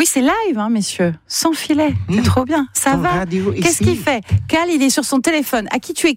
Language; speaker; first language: French; native; French